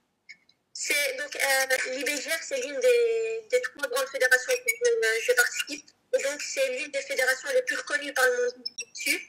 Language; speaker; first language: French; native; French